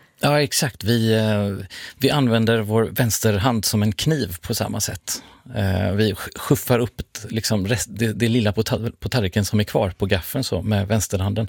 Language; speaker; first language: Swedish; native; Swedish